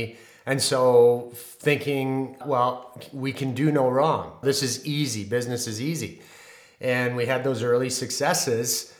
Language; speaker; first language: English; native; English